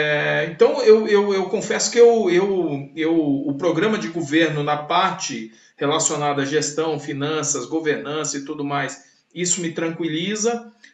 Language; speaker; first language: Portuguese; native; Portuguese